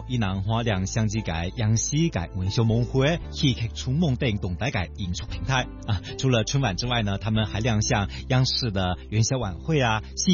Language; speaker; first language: Chinese; native; Chinese